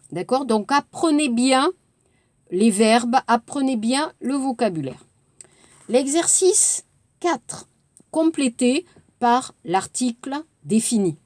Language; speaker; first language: French; native; French